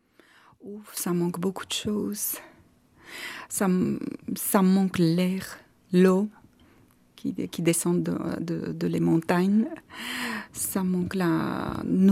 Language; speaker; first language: French; non-native, learner; Armenian